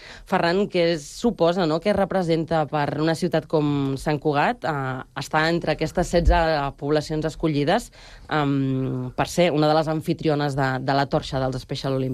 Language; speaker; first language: Catalan; native; Catalan